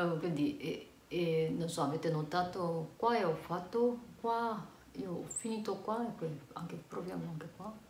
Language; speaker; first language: Italian; non-native, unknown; Korean